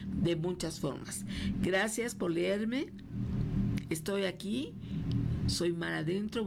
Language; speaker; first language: Spanish; native; Spanish